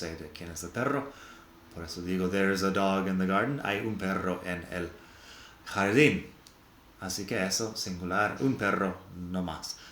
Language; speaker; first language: Spanish; non-native, fluent; English